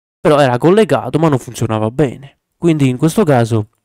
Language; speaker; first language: Italian; native; Italian